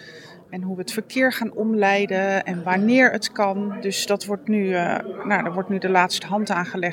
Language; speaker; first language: Dutch; native; Dutch